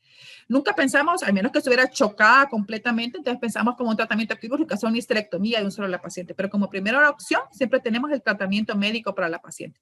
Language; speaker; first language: Spanish; native; Spanish